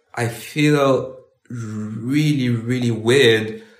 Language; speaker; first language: English; non-native, fluent; French